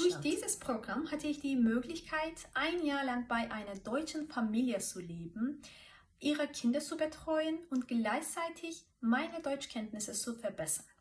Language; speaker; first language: German; non-native, fluent; Turkish